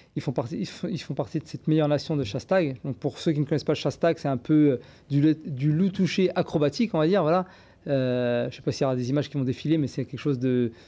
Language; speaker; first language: French; native; French